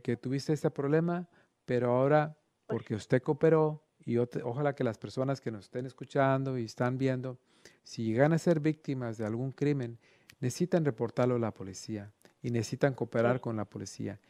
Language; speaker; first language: Spanish; early bilingual, other home language; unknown